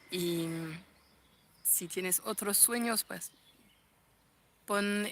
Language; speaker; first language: Spanish; non-native, fluent; French